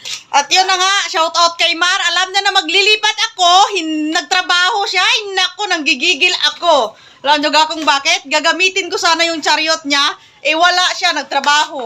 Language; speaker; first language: Filipino; non-native, local second language; Cebuano